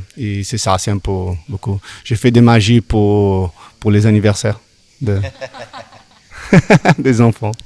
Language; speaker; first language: French; non-native, learner; Portuguese